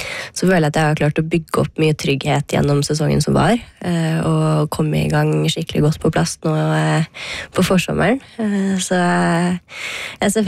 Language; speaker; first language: Norwegian; native; Norwegian